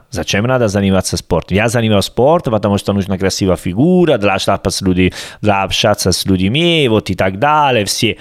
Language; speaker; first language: Russian; non-native, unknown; Italian